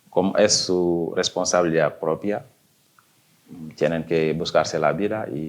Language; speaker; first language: Spanish; non-native, fluent; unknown